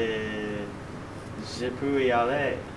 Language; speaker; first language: French; non-native, learner; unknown